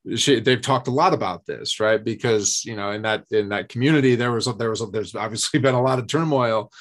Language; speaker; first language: English; native; English